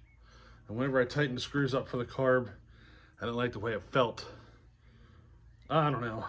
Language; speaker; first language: English; native; English